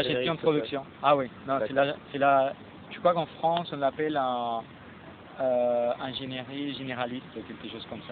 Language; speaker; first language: French; non-native, fluent; Spanish